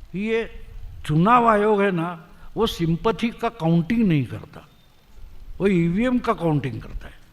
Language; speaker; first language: Hindi; non-native, local second language; Marathi